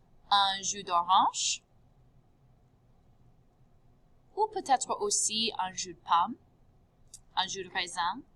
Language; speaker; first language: French; non-native, fluent; English